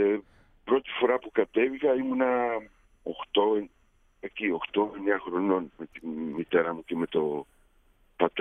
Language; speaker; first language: Greek; early bilingual, heritage; Greek